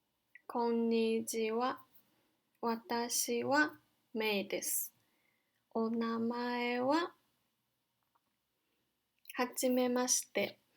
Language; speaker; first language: Japanese; non-native, fluent; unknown